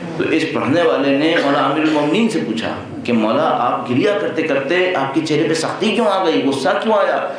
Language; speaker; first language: Urdu; native; Urdu